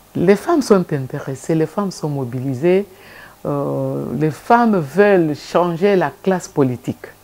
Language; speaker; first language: French; non-native, local second language; Lingala